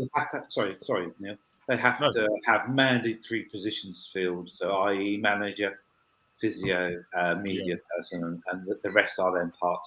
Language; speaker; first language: English; native; English